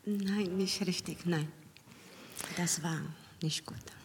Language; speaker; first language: German; non-native, learner; Romanian